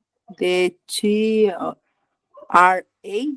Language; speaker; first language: English; non-native, learner; Portuguese